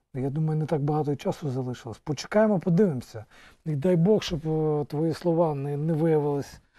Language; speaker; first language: Ukrainian; native; Ukrainian